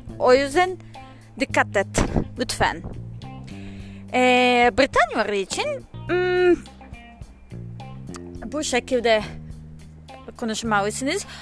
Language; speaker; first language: Turkish; non-native, learner; English